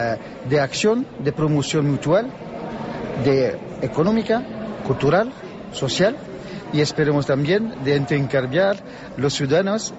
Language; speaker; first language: Spanish; non-native, learner; French